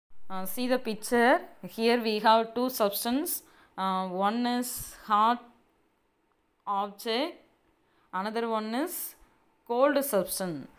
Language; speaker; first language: English; non-native, local second language; Tamil